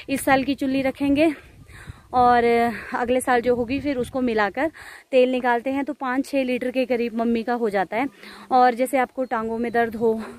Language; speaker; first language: Hindi; non-native, local second language; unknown